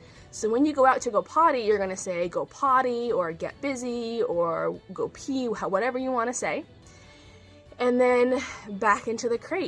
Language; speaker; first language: English; native; English